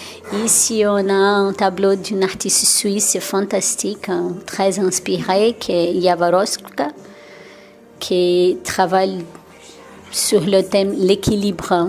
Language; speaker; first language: French; non-native, fluent; Portuguese